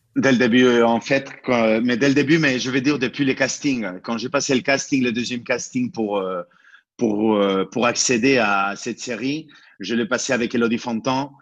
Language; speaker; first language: French; non-native, fluent; Spanish